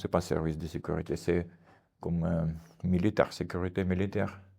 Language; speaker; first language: French; non-native, fluent; Russian